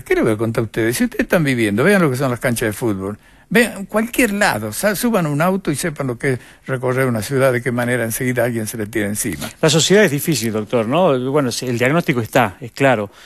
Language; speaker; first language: Spanish; native; Spanish